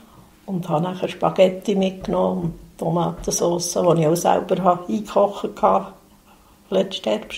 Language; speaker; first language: German; native; German